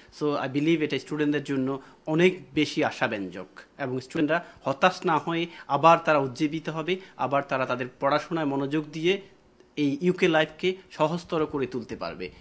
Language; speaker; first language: Bangla; native; Bangla